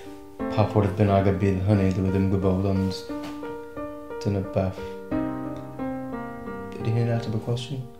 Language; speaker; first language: Welsh; non-native, fluent; English